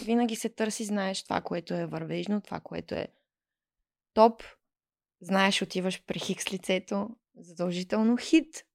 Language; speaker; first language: Bulgarian; early bilingual, heritage; Bulgarian